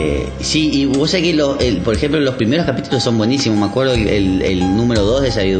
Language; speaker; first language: Spanish; native; Spanish